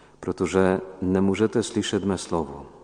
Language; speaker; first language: Czech; non-native, fluent; Polish